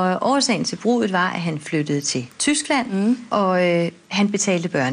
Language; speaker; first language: Danish; native; Danish